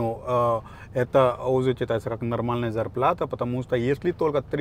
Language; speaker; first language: Russian; non-native, fluent; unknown